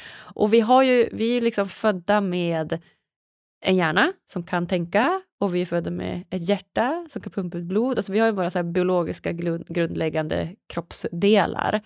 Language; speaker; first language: Swedish; native; Swedish